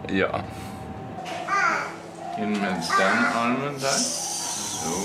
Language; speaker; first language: Swedish; native; Swedish